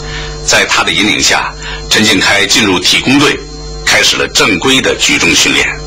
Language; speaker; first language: Chinese; native; Chinese